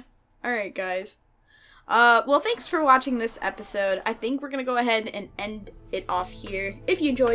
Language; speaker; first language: English; native; English